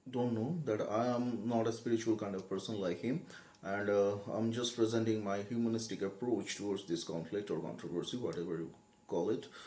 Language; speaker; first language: English; non-native, local second language; Bangla